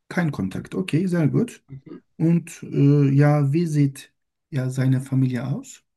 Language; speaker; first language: German; non-native, learner; Turkish